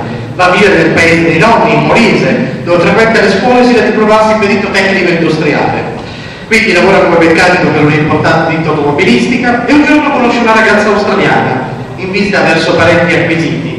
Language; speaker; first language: Italian; native; Italian